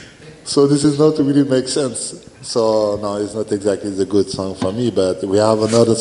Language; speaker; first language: English; non-native, learner; French